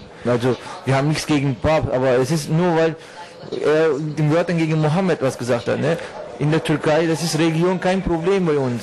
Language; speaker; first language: German; non-native, learner; Turkish